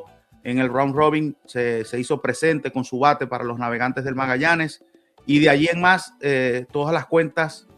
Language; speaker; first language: Spanish; native; Spanish